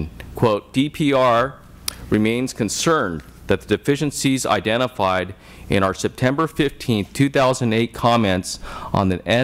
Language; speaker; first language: English; native; English